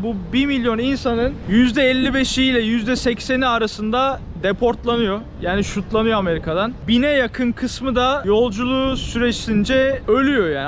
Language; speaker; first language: Turkish; native; Turkish